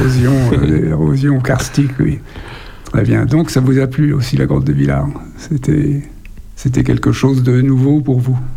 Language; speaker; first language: French; native; French